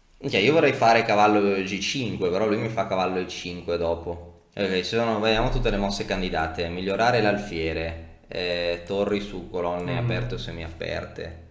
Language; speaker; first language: Italian; native; Italian